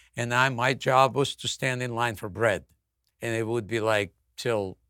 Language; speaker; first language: English; non-native, fluent; Russian